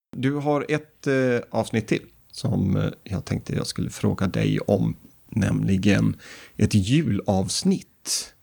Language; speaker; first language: Swedish; native; Swedish